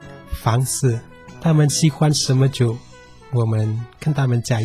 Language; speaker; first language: Chinese; non-native, fluent; Indonesian